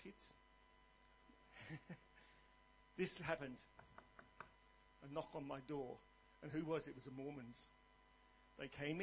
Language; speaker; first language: English; native; English